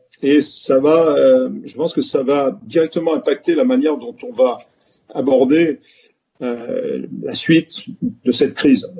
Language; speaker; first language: French; native; French